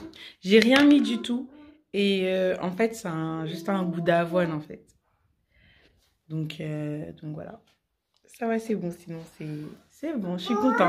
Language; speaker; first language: French; native; French